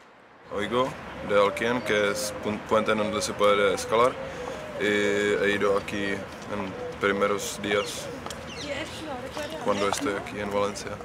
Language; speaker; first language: Spanish; non-native, learner; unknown